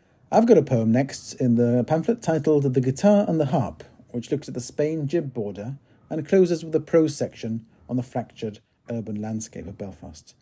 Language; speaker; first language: English; native; English